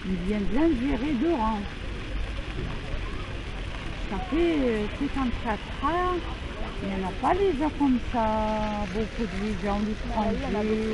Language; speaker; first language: French; non-native, learner; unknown